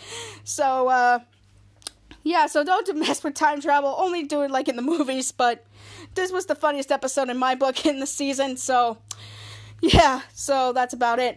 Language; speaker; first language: English; native; English